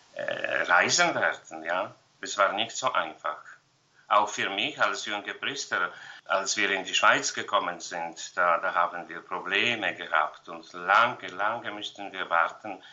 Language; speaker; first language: German; non-native, fluent; Polish